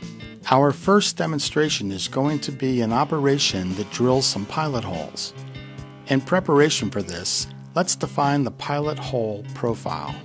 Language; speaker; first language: English; native; English